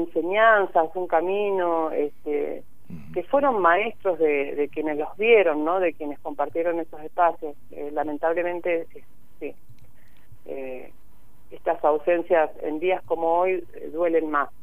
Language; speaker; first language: Spanish; native; Spanish